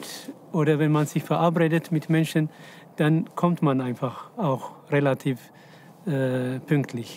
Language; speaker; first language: German; non-native, fluent; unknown